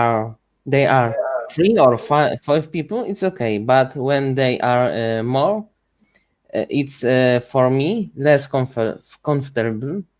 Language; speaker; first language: English; non-native, learner; Ukrainian